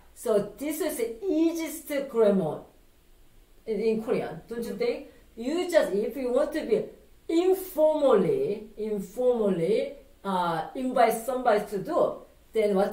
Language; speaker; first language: English; non-native, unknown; Korean